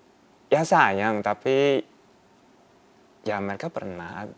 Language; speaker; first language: Indonesian; non-native, fluent; Chinese